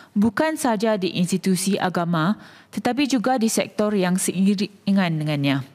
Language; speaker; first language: Malay; native; Malay